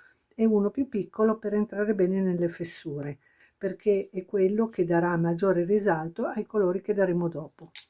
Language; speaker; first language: Italian; native; Italian